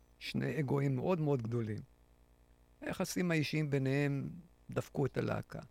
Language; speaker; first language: Hebrew; native; Hebrew